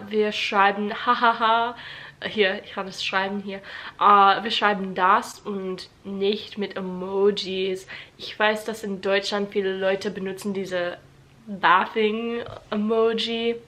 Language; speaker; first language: German; non-native, learner; English